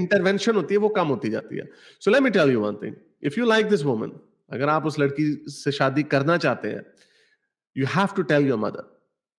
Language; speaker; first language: Hindi; native; Hindi